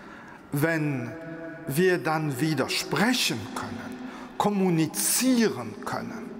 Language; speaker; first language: German; non-native, local second language; Luxembourgish